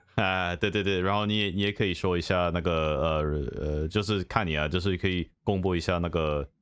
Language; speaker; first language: Chinese; non-native, fluent; English